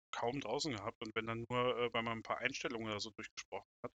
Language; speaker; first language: German; native; German